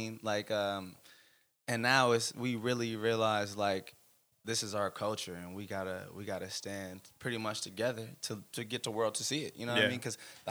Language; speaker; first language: English; native; English